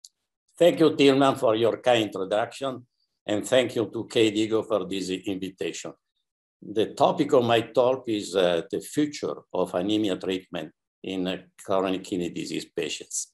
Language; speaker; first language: English; non-native, fluent; Italian